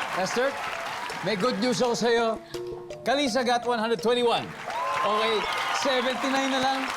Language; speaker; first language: Filipino; native; Filipino